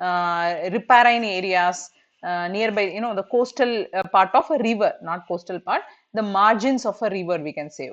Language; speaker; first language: English; non-native, local second language; Tamil